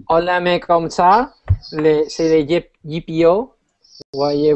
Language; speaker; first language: French; non-native, fluent; Spanish